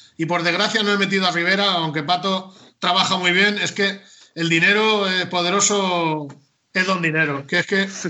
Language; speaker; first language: Spanish; native; Spanish